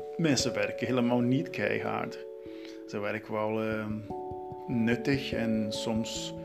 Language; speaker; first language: Dutch; non-native, learner; Portuguese